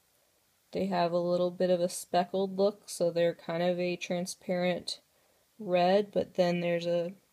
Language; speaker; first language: English; native; English